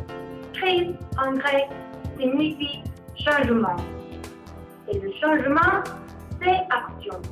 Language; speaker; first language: French; non-native, learner; Spanish